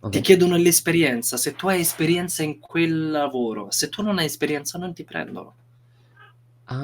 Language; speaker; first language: Italian; non-native, fluent; Romanian